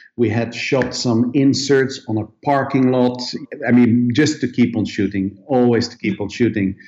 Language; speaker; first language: English; non-native, fluent; Dutch